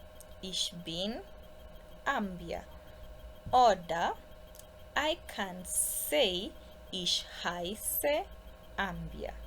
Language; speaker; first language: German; non-native, fluent; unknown